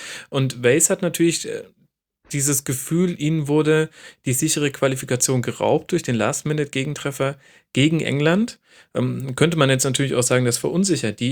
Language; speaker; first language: German; native; German